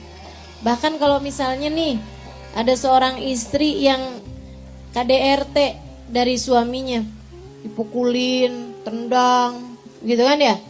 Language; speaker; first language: Indonesian; native; Indonesian